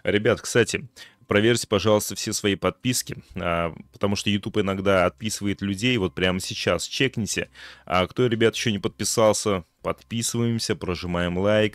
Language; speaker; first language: Russian; native; Russian